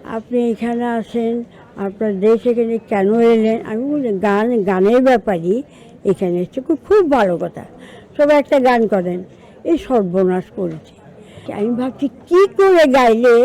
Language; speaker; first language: Bangla; native; Bangla